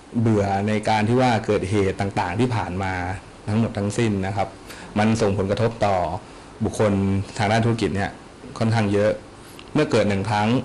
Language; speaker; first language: Thai; native; Thai